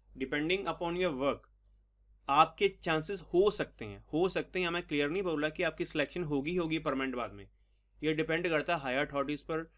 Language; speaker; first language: Hindi; non-native, local second language; Punjabi